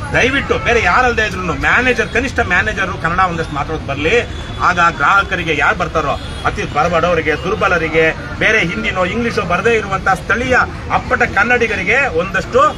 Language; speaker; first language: Kannada; native; Kannada